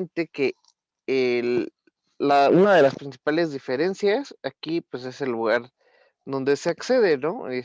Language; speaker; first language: Spanish; native; Spanish